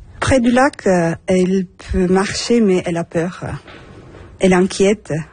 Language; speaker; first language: French; non-native, learner; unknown